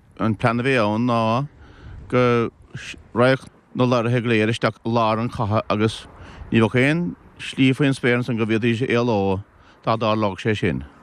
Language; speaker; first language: Irish; native; Irish